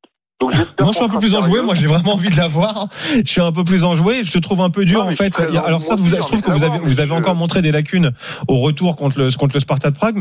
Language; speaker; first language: French; native; French